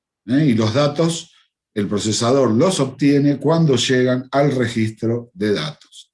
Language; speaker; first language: Spanish; native; Spanish